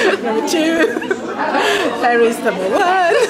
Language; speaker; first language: French; native; French